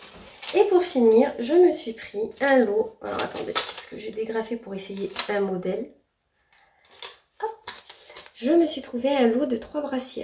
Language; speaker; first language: French; native; French